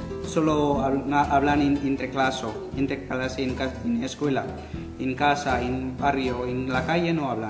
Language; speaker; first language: Spanish; non-native, learner; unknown